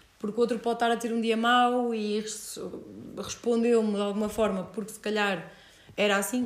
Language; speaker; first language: Portuguese; early bilingual, heritage; Portuguese